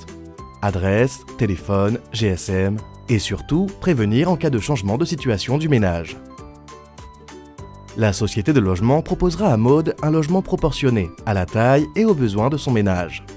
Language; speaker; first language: French; native; French